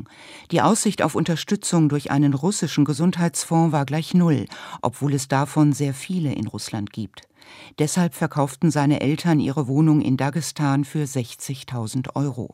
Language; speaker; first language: German; native; German